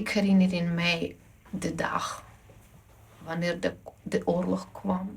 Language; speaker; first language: Dutch; non-native, learner; Ukrainian